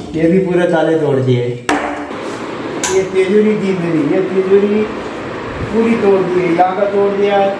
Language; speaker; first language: Hindi; native; Hindi